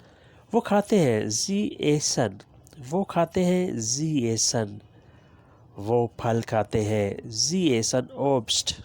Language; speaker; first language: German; non-native, learner; Urdu